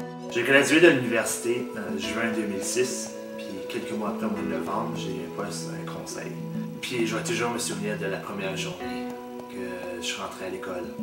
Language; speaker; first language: French; native; French